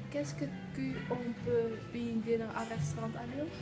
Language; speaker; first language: French; non-native, learner; Dutch